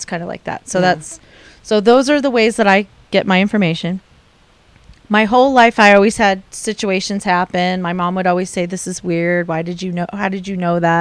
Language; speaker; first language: English; native; English